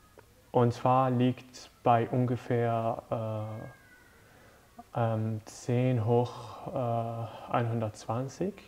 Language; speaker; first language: German; non-native, learner; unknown